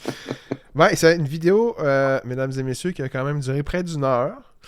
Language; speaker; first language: French; native; French